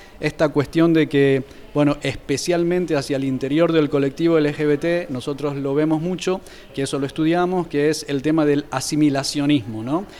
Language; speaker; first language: Spanish; native; Spanish